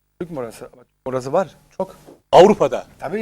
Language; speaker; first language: Turkish; early bilingual, heritage; Turkish